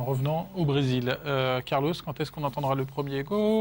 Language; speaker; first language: French; native; French